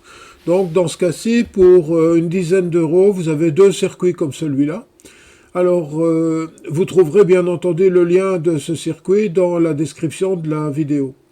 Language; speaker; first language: French; native; French